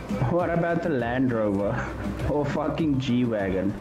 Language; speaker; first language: English; non-native, local second language; Afrikaans